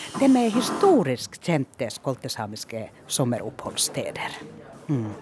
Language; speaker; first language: Norwegian; non-native, fluent; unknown